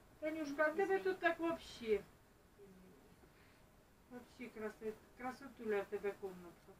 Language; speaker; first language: Russian; non-native, local second language; Ukrainian